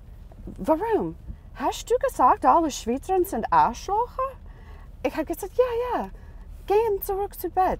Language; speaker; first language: German; non-native, learner; English